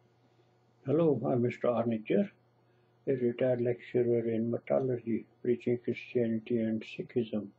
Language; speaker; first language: English; non-native, local second language; Punjabi